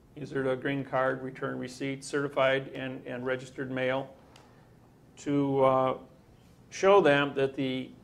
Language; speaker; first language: English; native; English